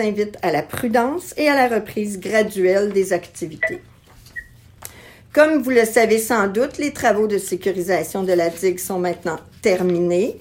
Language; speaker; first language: French; native; French